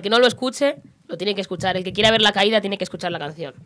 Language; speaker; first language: Spanish; native; Spanish